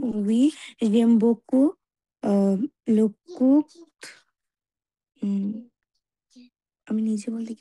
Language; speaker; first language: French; non-native, learner; Bangla